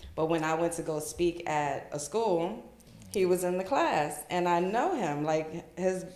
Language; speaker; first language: English; native; English